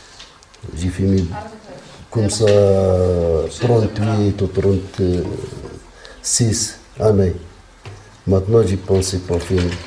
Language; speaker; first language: French; non-native, learner; Arabic